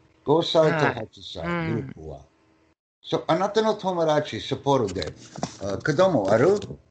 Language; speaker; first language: Japanese; non-native, learner; English